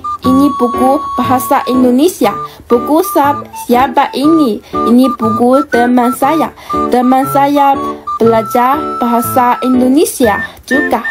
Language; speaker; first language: Indonesian; non-native, learner; Chinese